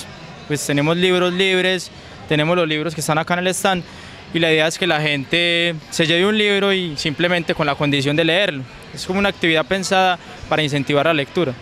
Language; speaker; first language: Spanish; native; Spanish